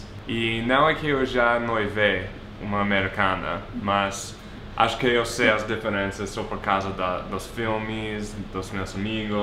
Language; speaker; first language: Portuguese; non-native, fluent; English